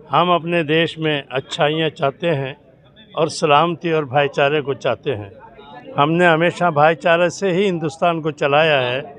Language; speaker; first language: Urdu; non-native, local second language; Gujarati